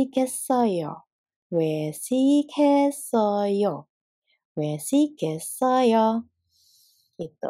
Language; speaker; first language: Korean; non-native, fluent; Indonesian